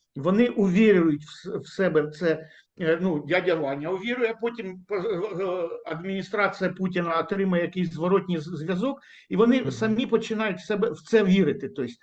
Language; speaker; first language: Ukrainian; native; Ukrainian